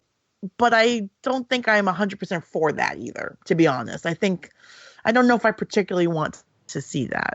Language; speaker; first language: English; native; English